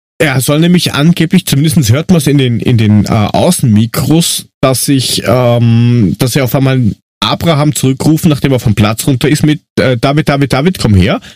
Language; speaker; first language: German; native; German